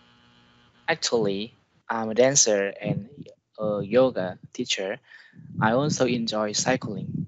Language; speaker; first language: English; non-native, learner; Vietnamese